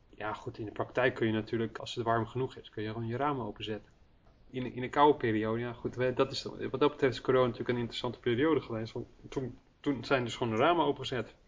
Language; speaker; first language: Dutch; early bilingual, heritage; Dutch